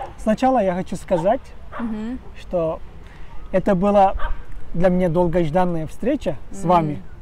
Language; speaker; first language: Russian; non-native, fluent; Turkish